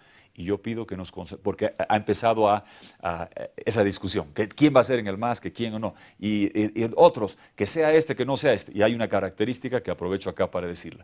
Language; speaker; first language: Spanish; native; Spanish